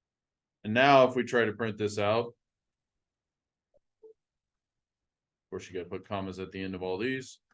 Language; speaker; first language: English; native; English